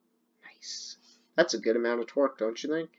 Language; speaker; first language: English; native; English